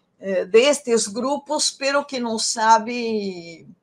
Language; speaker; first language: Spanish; non-native, fluent; Portuguese